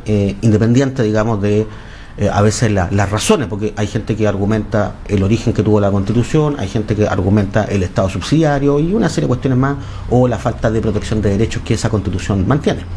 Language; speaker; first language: Spanish; native; Spanish